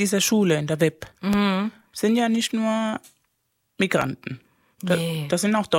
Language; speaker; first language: German; non-native, fluent; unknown